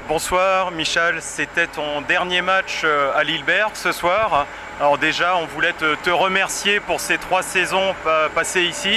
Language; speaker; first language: French; native; French